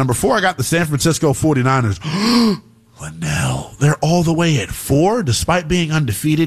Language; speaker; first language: English; native; English